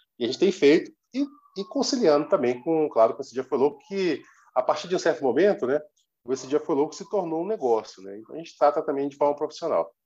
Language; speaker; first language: Portuguese; native; Portuguese